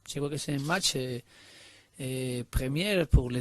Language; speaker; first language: French; non-native, learner; Spanish